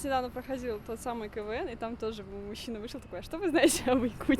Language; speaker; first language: Russian; native; Russian